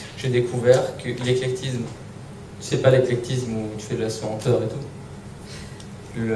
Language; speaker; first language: French; early bilingual, other home language; Persian